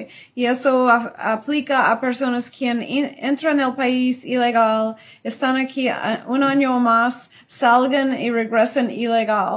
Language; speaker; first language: Spanish; non-native, fluent; English